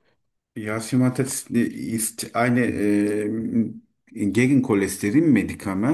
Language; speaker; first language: German; non-native, learner; Turkish